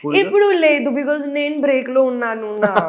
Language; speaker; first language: Telugu; non-native, learner; Hindi